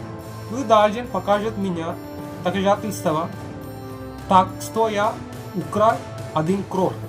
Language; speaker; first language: Russian; non-native, learner; Malayalam